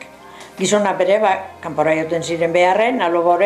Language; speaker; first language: Basque; native; Basque